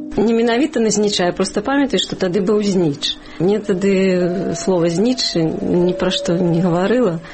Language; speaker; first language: Belarusian; non-native, local second language; Russian